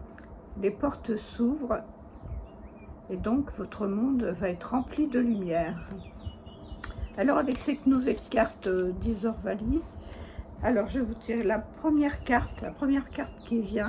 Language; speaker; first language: French; native; French